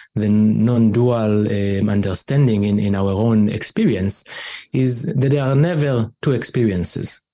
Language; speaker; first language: English; non-native, fluent; Hebrew